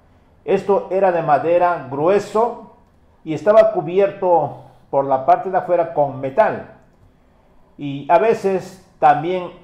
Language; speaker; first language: Spanish; native; Spanish